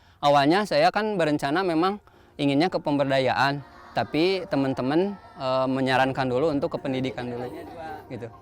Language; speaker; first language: Indonesian; non-native, local second language; Sundanese